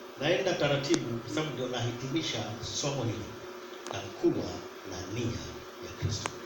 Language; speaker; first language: Swahili; native; Swahili